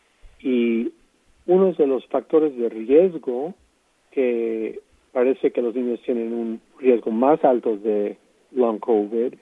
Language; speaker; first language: Spanish; non-native, fluent; English